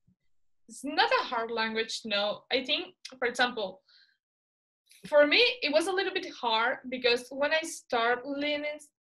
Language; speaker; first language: English; non-native, fluent; Spanish